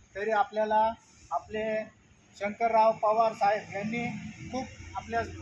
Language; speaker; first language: Marathi; non-native, local second language; Lambadi